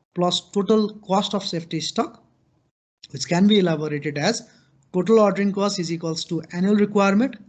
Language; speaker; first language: English; non-native, local second language; Nepali